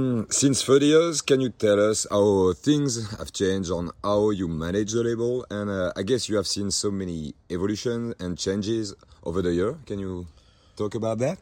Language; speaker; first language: English; non-native, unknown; French